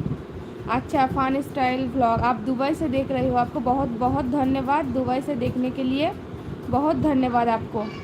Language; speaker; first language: Hindi; non-native, fluent; Bangla